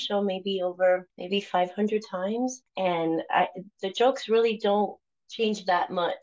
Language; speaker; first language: English; early bilingual, other home language; Spanish